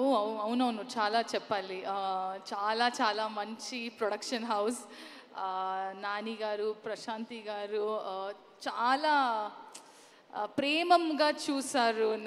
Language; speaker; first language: Telugu; non-native, learner; Kannada